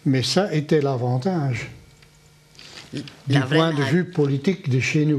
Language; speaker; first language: French; non-native, local second language; Dutch